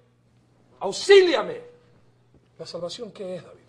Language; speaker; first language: Spanish; native; Spanish